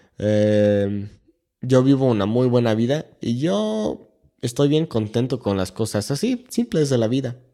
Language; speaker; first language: Spanish; non-native, fluent; English